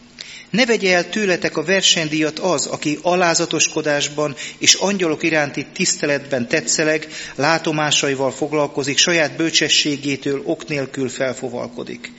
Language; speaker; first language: Hungarian; native; Hungarian